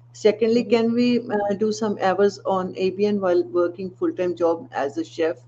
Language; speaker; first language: English; non-native, local second language; Punjabi